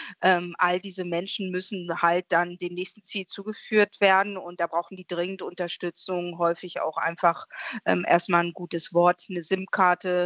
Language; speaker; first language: German; native; German